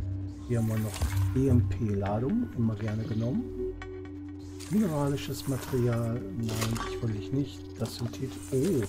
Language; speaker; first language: German; native; German